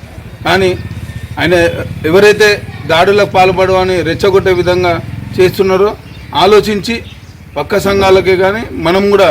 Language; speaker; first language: Telugu; native; Telugu